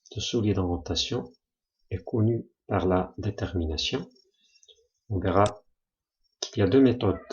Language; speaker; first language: French; non-native, local second language; Arabic